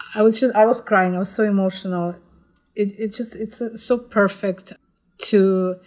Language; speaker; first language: English; non-native, fluent; Russian